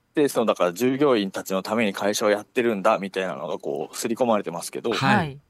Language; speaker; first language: Japanese; native; Japanese